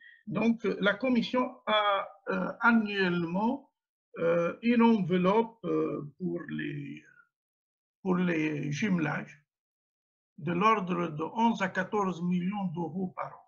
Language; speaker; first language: French; non-native, local second language; Arabic